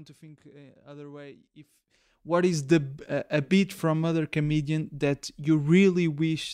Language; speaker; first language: English; non-native, fluent; Portuguese